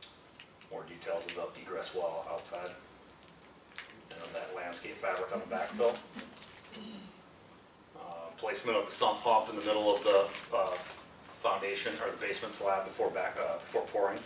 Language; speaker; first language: English; native; English